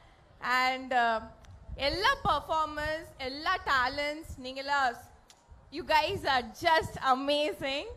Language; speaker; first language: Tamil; non-native, learner; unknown